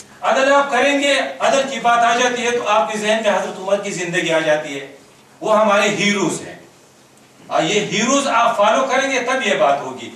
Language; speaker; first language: Urdu; non-native, local second language; Pashto